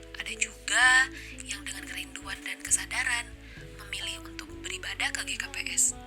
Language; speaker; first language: Indonesian; native; Indonesian